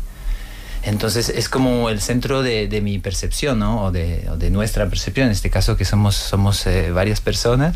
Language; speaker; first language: Spanish; non-native, fluent; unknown